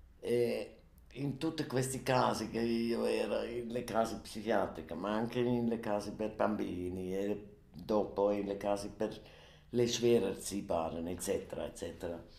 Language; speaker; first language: Italian; non-native, learner; German